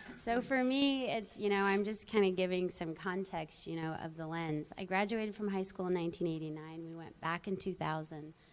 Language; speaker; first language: English; native; English